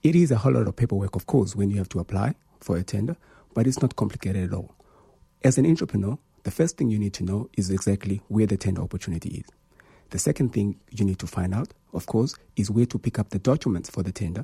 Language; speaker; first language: English; non-native, local second language; Xhosa